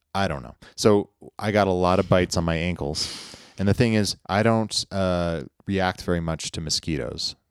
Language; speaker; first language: English; native; English